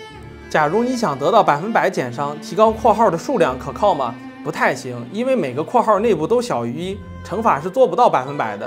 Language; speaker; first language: Chinese; native; Chinese